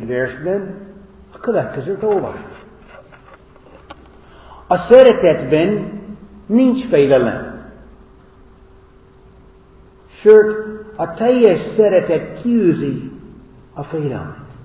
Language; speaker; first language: Hungarian; non-native, fluent; English